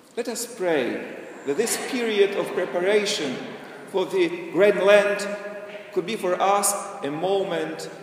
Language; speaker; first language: English; non-native, fluent; Ukrainian